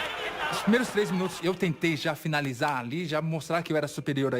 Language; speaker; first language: Portuguese; native; Portuguese